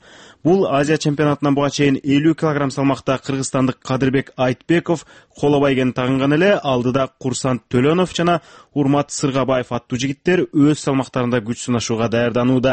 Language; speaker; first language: Kyrgyz; native; Kyrgyz